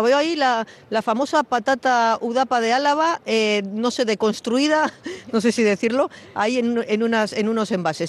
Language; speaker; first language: Spanish; native; Spanish